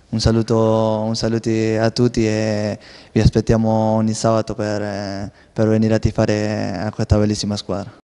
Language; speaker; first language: Italian; non-native, learner; Spanish